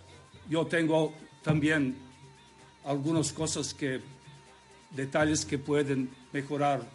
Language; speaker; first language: Spanish; non-native, learner; Serbian